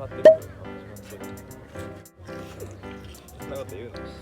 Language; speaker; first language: Japanese; native; Japanese